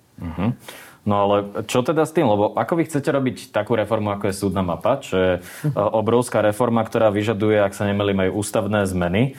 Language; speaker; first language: Slovak; native; Slovak